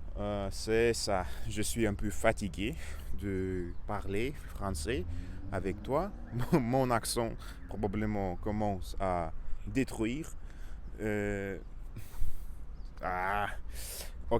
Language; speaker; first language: French; non-native, learner; Russian